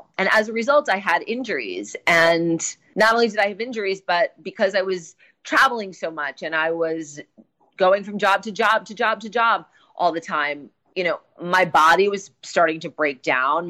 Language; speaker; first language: English; native; English